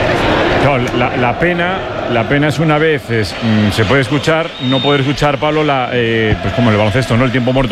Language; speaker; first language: Spanish; native; Spanish